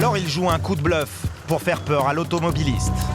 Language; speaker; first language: French; native; French